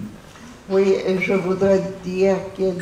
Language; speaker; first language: French; non-native, fluent; Polish